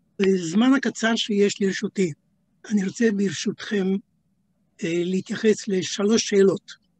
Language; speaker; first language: Hebrew; native; Hebrew